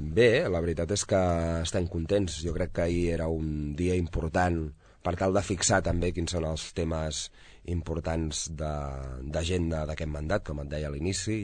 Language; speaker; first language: Catalan; native; Catalan